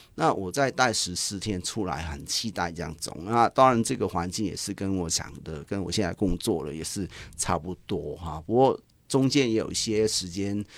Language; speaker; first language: Chinese; non-native, local second language; Cantonese